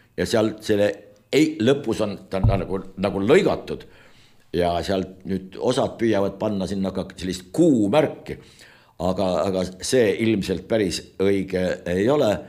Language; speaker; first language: Estonian; native; Estonian